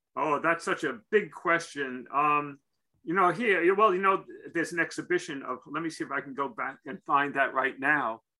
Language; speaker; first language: English; native; English